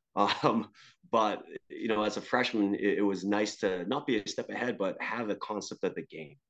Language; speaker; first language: English; native; English